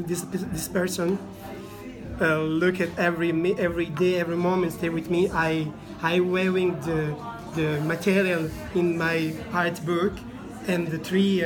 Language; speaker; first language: English; non-native, learner; Italian